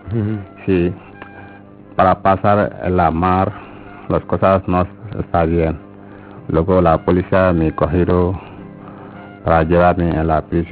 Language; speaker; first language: Spanish; non-native, learner; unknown